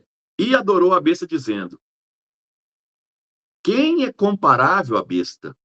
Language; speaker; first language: Portuguese; native; Portuguese